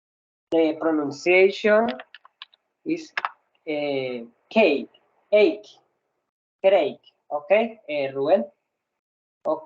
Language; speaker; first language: English; non-native, learner; Spanish